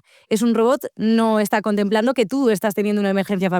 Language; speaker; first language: Spanish; native; Spanish